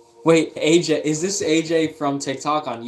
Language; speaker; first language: English; native; English